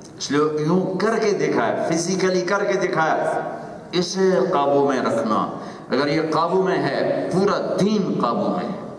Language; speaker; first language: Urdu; non-native, local second language; Punjabi